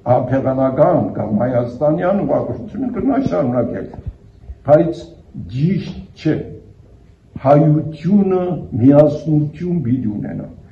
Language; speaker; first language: Armenian; early bilingual, heritage; Armenian